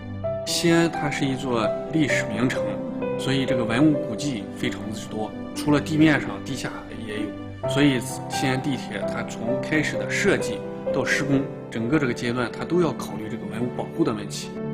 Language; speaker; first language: Chinese; native; Chinese